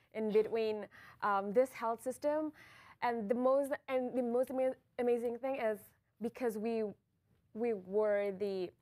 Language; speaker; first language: English; non-native, fluent; Indonesian